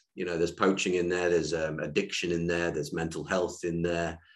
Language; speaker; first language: English; native; English